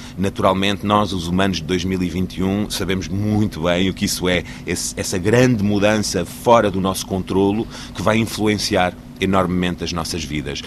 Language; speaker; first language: Portuguese; native; Portuguese